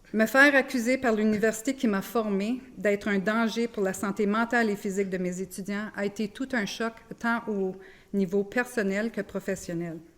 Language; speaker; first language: French; native; French